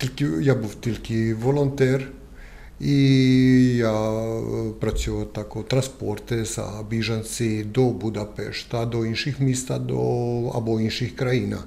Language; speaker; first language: Ukrainian; non-native, learner; Croatian